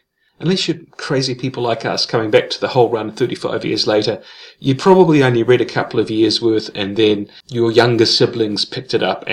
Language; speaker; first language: English; native; English